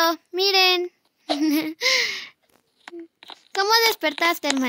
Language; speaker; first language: Spanish; native; Spanish